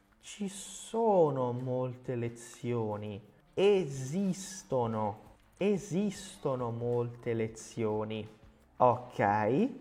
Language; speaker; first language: Italian; non-native, fluent; Portuguese